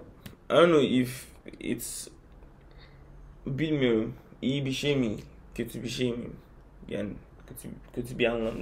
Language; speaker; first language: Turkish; non-native, fluent; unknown